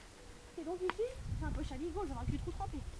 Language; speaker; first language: French; native; French